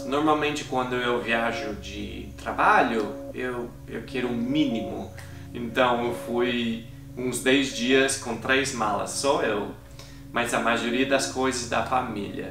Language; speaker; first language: Portuguese; non-native, fluent; English